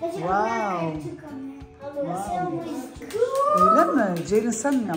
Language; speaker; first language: Turkish; early bilingual, heritage; Turkish